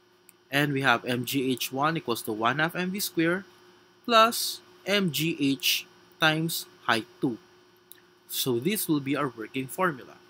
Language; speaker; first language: English; non-native, local second language; Filipino